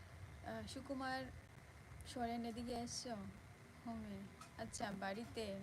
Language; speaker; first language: Bangla; non-native, local second language; Santali